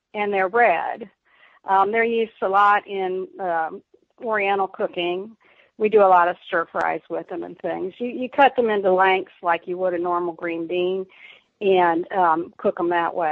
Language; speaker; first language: English; native; English